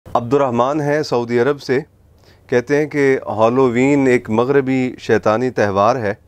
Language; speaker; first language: Urdu; native; Urdu